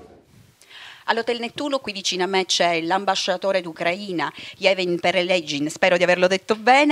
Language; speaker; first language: Italian; native; Italian